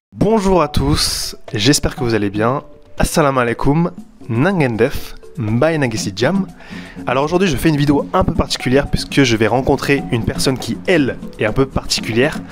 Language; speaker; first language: French; native; French